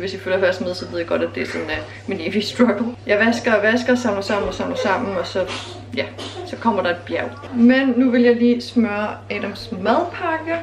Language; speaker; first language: Danish; native; Danish